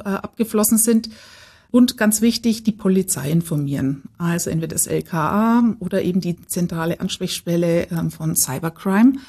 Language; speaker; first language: German; native; German